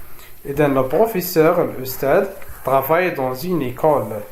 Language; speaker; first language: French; non-native, fluent; Arabic